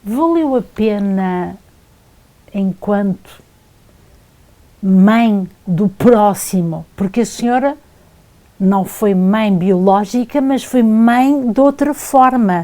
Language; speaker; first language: Portuguese; early bilingual, heritage; Portuguese